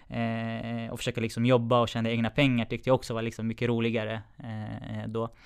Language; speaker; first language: Swedish; native; Swedish